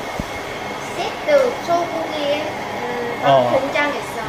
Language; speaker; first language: Korean; non-native, learner; Vietnamese